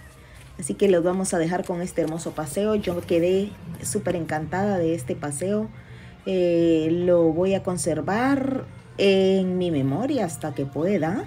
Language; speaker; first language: Spanish; native; Spanish